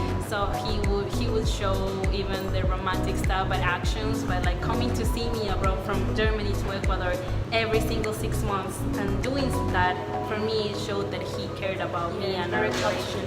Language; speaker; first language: English; non-native, fluent; Spanish